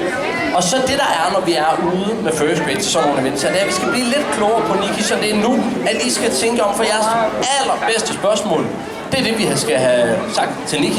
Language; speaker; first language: Danish; native; Danish